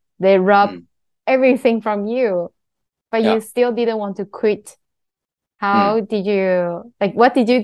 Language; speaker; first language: English; non-native, learner; Chinese